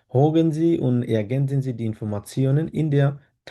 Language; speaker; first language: German; non-native, fluent; Bangla